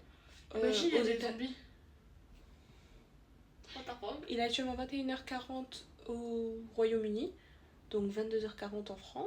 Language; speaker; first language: French; native; French